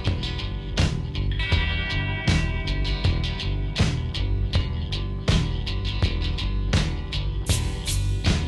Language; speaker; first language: English; native; English